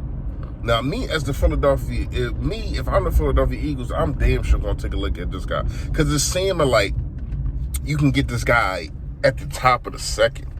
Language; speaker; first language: English; native; English